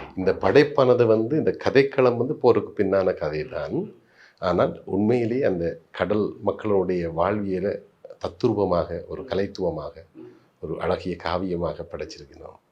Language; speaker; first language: Tamil; native; Tamil